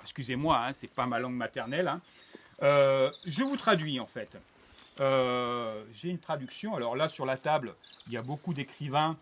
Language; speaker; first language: French; native; French